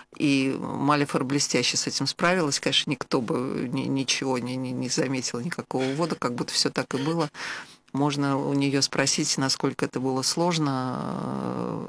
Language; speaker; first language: Russian; native; Russian